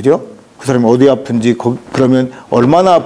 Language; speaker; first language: Korean; native; Korean